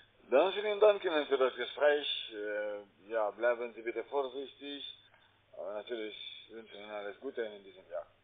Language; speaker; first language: German; non-native, fluent; Russian